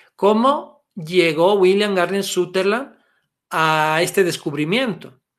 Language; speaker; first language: Spanish; non-native, fluent; Italian